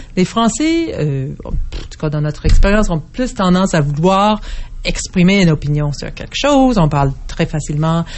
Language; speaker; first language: French; non-native, fluent; English